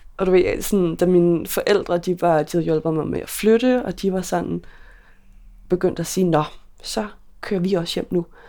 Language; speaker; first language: Danish; native; Danish